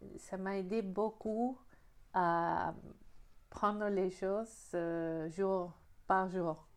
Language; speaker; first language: French; non-native, fluent; Spanish